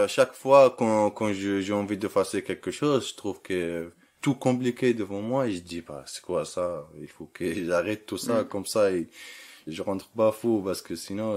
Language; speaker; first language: French; non-native, learner; Arabic